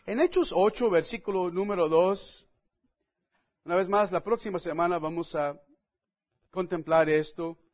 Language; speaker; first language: Spanish; non-native, fluent; English